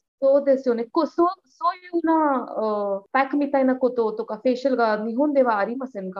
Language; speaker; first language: Japanese; non-native, learner; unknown